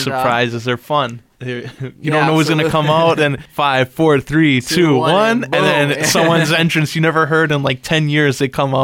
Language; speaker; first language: English; native; English